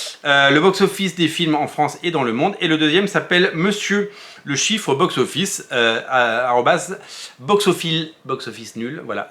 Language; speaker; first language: French; native; French